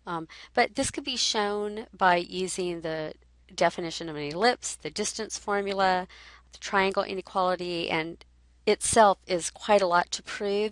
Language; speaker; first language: English; native; English